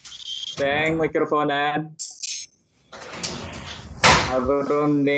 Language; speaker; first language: Swedish; non-native, fluent; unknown